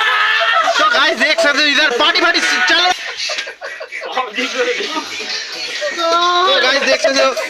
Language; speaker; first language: Hindi; non-native, local second language; Bangla